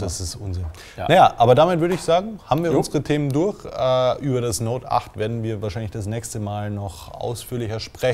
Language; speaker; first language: German; native; German